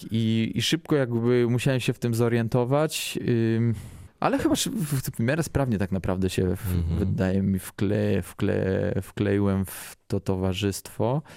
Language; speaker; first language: Polish; native; Polish